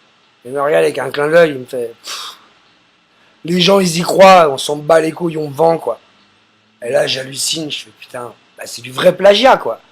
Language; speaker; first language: French; native; French